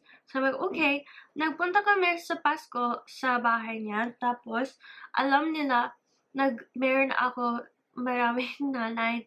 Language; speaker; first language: Filipino; early bilingual, heritage; English